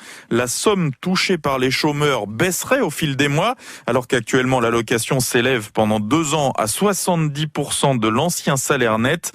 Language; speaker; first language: French; native; French